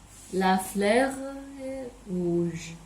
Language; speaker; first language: French; non-native, learner; Chinese